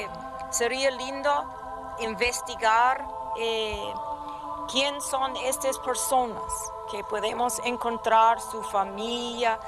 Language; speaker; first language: Spanish; non-native, fluent; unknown